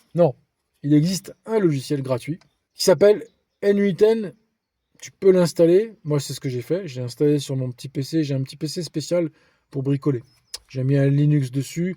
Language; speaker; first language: French; native; French